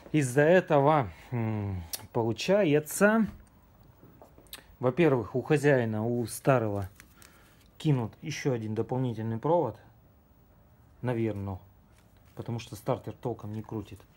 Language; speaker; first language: Russian; native; Russian